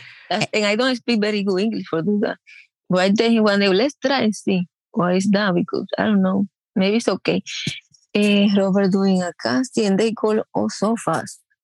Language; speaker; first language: English; non-native, learner; Spanish